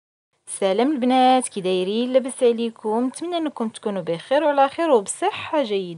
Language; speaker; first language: Arabic; native; Arabic